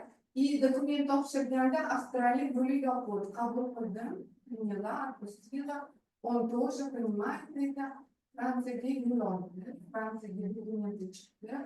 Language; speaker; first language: Russian; non-native, local second language; Uzbek